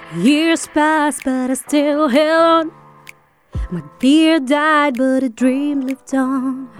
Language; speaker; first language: English; early bilingual, other home language; Romanian